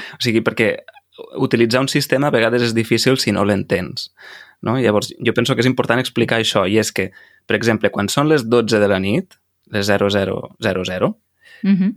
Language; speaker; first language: Catalan; native; Catalan